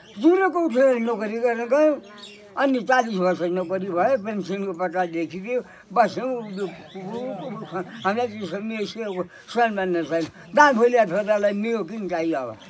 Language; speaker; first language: Nepali; native; Nepali